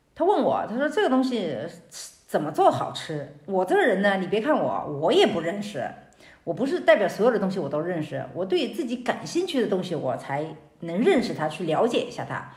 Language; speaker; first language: Chinese; native; Chinese